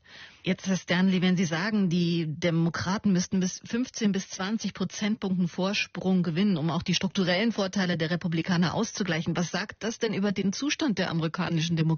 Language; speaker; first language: German; native; German